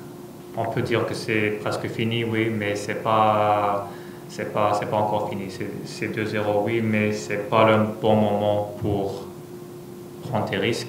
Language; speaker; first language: French; non-native, fluent; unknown